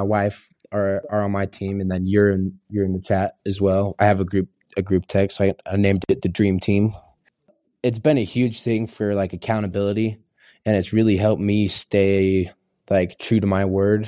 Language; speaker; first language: English; native; English